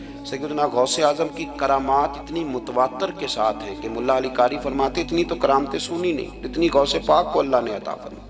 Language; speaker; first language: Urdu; non-native, local second language; Punjabi